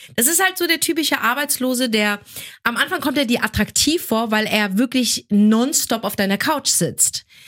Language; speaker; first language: German; early bilingual, other home language; Arabic